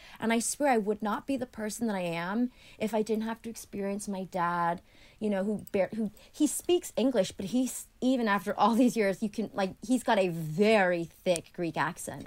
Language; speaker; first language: English; early bilingual, other home language; Greek